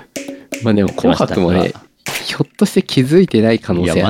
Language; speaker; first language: Japanese; native; Japanese